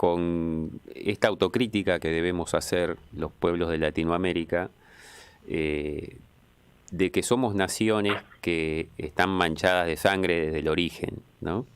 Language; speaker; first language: Spanish; native; Spanish